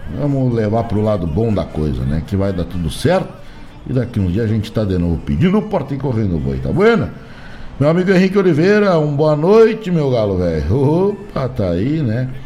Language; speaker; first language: Portuguese; native; Portuguese